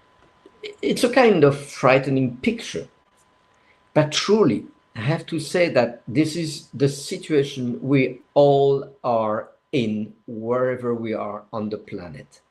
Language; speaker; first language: English; non-native, fluent; French